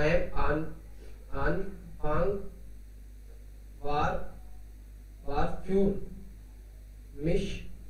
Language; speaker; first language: German; non-native, learner; Hindi